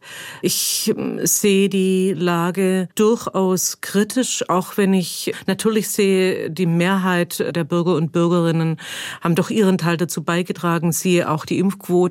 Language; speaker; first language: German; native; German